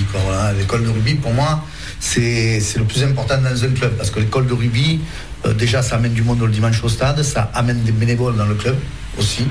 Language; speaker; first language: French; native; French